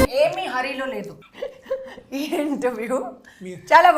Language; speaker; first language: Telugu; non-native, learner; Hindi